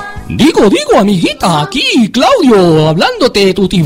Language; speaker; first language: Spanish; native; Spanish